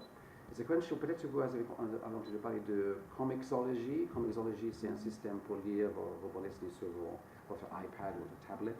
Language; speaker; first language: French; non-native, fluent; English